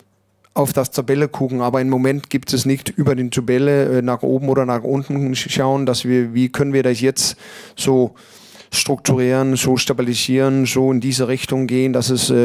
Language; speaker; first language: German; non-native, learner; Danish